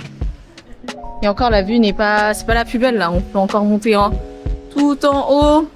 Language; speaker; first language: French; native; French